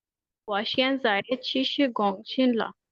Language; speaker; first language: Chinese; non-native, learner; Urdu